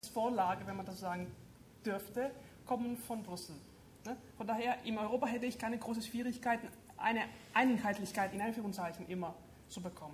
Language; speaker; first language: German; non-native, fluent; Greek